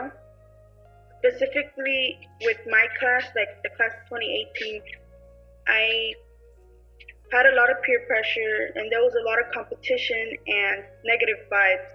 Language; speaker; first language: English; early bilingual, other home language; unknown